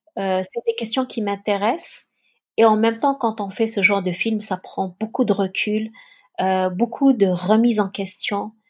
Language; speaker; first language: French; non-native, local second language; Kabyle